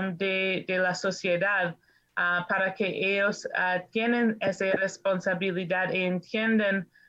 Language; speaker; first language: Spanish; non-native, fluent; English